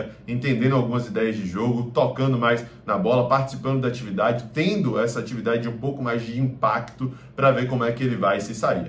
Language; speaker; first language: Portuguese; native; Portuguese